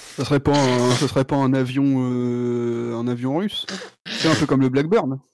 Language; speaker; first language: French; native; French